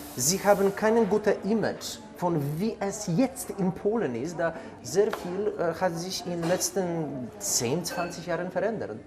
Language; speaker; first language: German; non-native, fluent; Polish